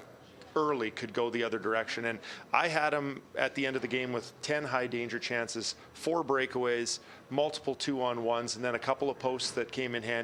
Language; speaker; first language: English; native; English